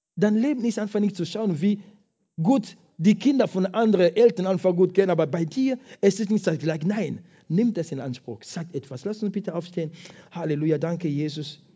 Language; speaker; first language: German; non-native, fluent; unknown